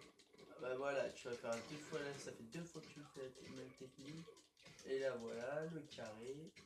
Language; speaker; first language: French; native; French